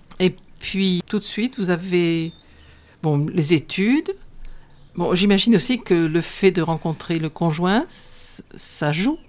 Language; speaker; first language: French; native; French